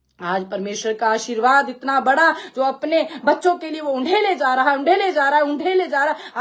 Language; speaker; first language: Hindi; non-native, local second language; Punjabi